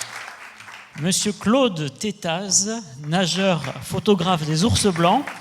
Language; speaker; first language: French; native; French